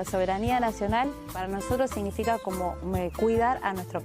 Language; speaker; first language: Spanish; native; Spanish